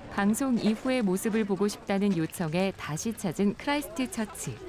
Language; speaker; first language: Korean; native; Korean